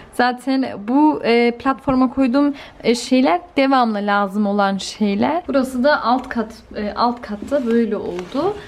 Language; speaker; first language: Turkish; early bilingual, heritage; Turkish